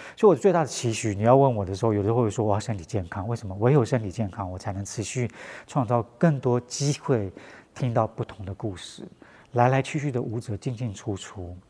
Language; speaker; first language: Chinese; non-native, local second language; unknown